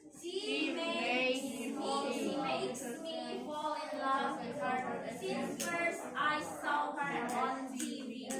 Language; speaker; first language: English; non-native, learner; Indonesian